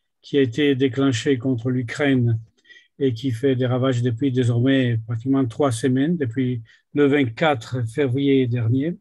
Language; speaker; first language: French; non-native, fluent; Italian